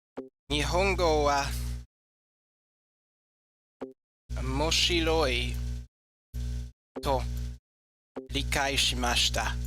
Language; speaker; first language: Japanese; non-native, learner; English